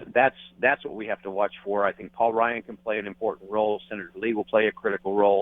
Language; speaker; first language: English; native; English